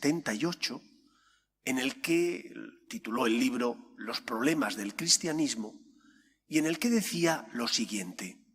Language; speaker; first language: Spanish; native; Spanish